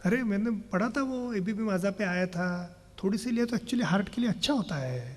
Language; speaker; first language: Hindi; non-native, local second language; Marathi